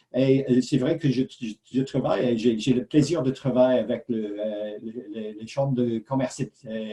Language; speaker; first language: French; non-native, fluent; English